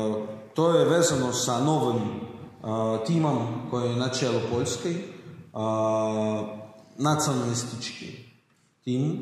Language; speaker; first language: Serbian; non-native, learner; Russian